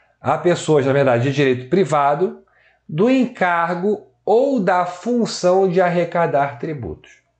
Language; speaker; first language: Portuguese; native; Portuguese